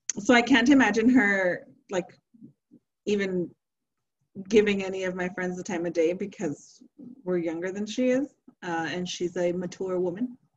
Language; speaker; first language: English; early bilingual, other home language; Spanish